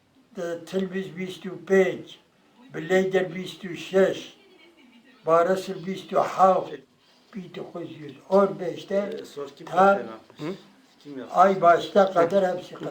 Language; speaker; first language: Turkish; non-native, local second language; Kurdish